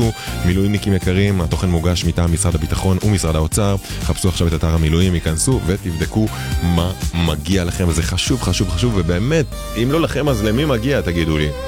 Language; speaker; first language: Hebrew; native; Hebrew